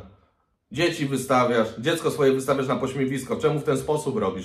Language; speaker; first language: Polish; native; Polish